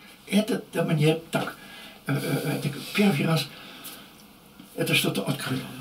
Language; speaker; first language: Russian; non-native, fluent; Dutch